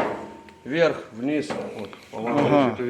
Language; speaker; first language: Russian; native; Russian